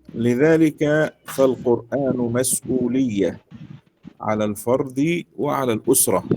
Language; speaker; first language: Arabic; native; Arabic